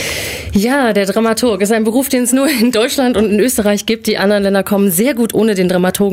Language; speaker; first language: German; native; German